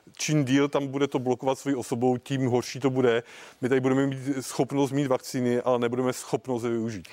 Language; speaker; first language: Czech; native; Czech